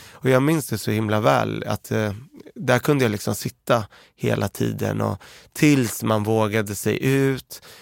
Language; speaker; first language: Swedish; early bilingual, other home language; Arabic